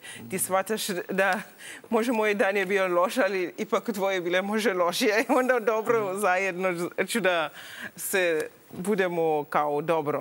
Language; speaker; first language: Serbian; non-native, learner; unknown